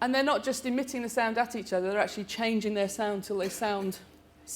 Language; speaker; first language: English; native; English